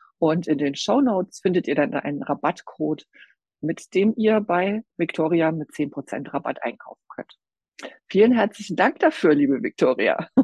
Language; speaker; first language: German; native; German